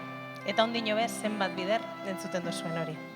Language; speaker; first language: Basque; native; Basque